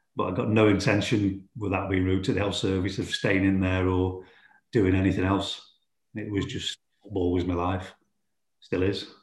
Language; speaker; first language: English; native; English